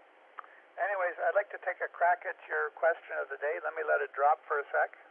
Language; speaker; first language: English; native; English